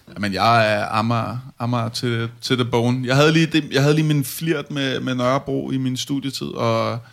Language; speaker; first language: Danish; native; Danish